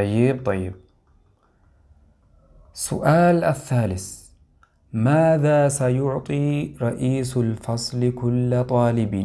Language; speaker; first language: Arabic; non-native, fluent; Amharic